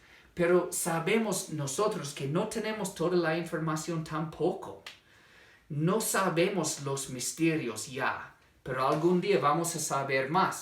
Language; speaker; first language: Spanish; non-native, fluent; English